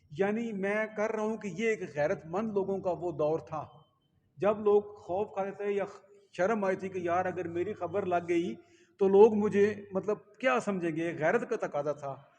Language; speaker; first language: Urdu; non-native, local second language; Punjabi